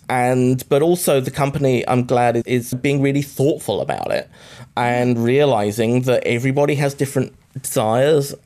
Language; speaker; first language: English; native; English